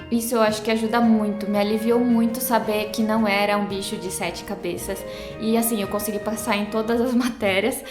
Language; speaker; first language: Portuguese; native; Portuguese